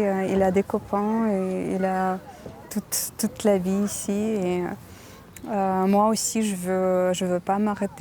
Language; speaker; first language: French; non-native, learner; Ukrainian